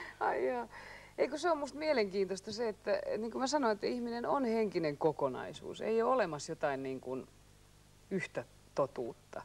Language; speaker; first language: Finnish; native; Finnish